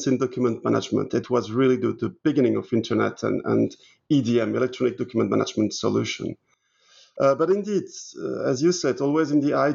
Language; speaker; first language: English; non-native, fluent; French